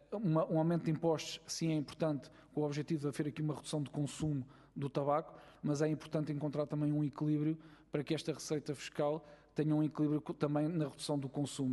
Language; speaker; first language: Portuguese; native; Portuguese